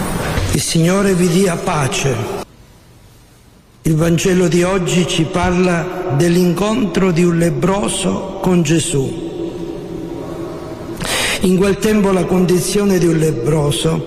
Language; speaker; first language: Italian; native; Italian